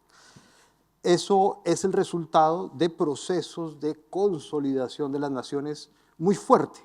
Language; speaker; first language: Spanish; native; Spanish